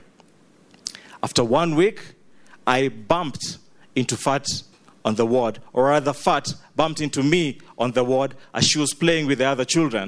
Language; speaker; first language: English; non-native, local second language; Ganda